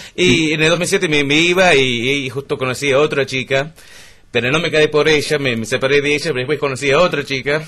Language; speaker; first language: Spanish; non-native, fluent; English